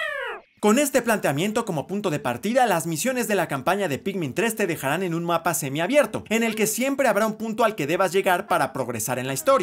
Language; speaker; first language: Spanish; native; Spanish